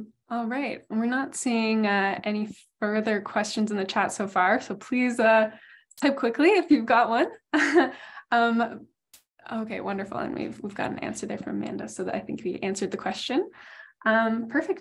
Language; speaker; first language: English; native; English